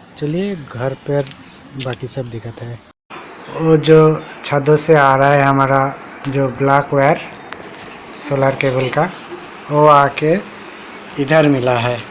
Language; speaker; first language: Hindi; non-native, local second language; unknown